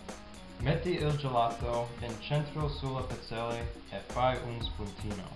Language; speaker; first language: Italian; non-native, learner; English